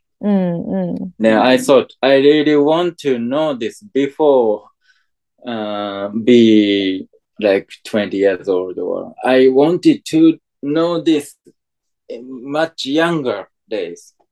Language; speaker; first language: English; non-native, fluent; Japanese